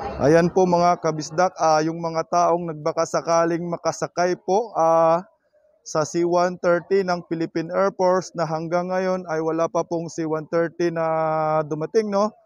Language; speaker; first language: Filipino; non-native, local second language; Cebuano